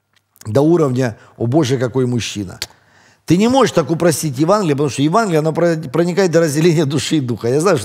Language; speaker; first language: Russian; native; Russian